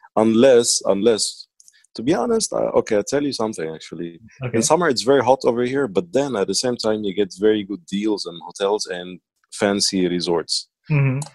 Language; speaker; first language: English; non-native, fluent; Arabic